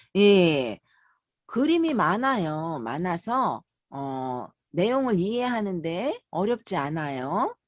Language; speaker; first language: Korean; native; Korean